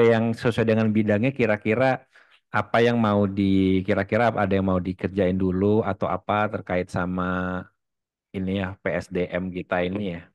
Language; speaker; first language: Indonesian; native; Indonesian